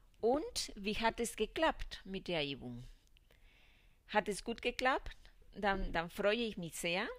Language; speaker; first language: German; non-native, fluent; Spanish